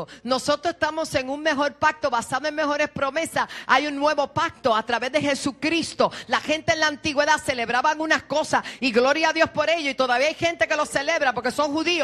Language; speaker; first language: Spanish; native; Spanish